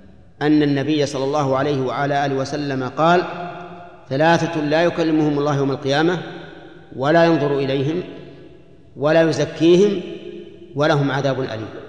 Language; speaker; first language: Arabic; native; Arabic